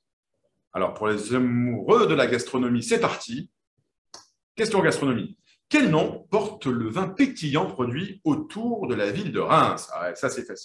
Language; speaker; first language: French; native; French